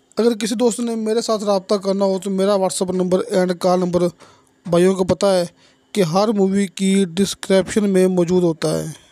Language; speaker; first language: Urdu; non-native, local second language; Punjabi